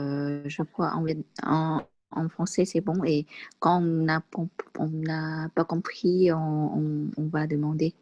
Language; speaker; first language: French; non-native, learner; Vietnamese